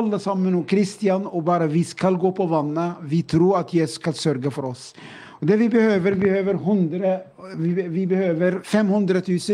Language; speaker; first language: Norwegian; non-native, fluent; Arabic